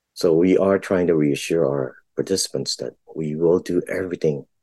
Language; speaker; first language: English; non-native, local second language; Filipino